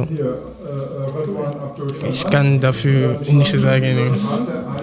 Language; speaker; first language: German; non-native, learner; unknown